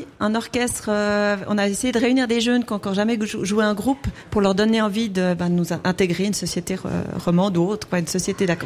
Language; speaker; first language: French; native; French